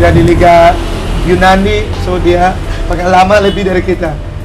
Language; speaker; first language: Indonesian; non-native, fluent; English